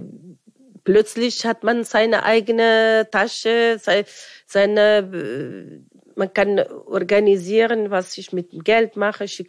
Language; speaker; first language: German; non-native, fluent; Arabic